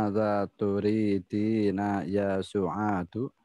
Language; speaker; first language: Arabic; non-native, learner; Indonesian